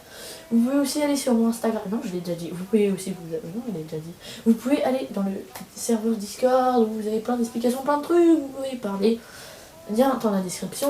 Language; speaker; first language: French; native; French